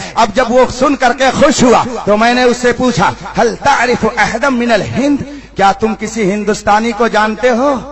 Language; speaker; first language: Urdu; native; Urdu